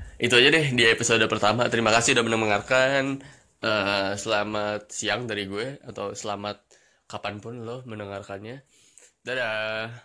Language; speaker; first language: Indonesian; native; Indonesian